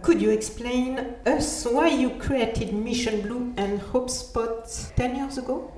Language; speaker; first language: English; non-native, fluent; French